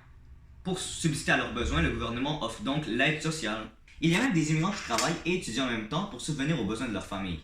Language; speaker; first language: French; native; French